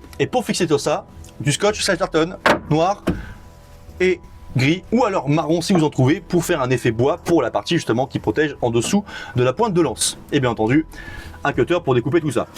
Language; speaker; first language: French; native; French